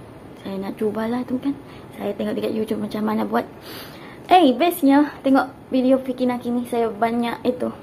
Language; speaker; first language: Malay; non-native, fluent; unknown